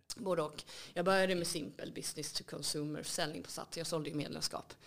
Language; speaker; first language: Swedish; native; Swedish